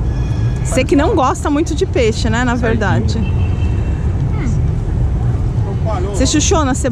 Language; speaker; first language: Portuguese; native; Portuguese